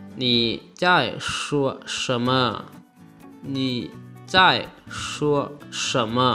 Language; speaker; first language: Chinese; non-native, fluent; Lao